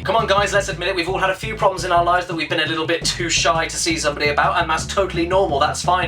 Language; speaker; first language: English; native; English